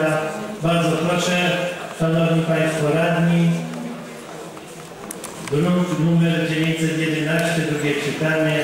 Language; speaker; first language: Polish; native; Polish